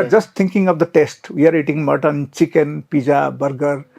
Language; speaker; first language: English; non-native, local second language; Telugu